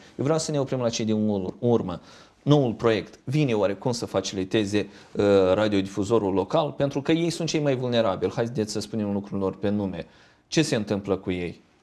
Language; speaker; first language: Romanian; native; Romanian